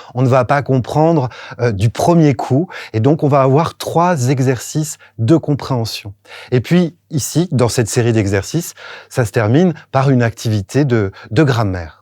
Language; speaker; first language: French; native; French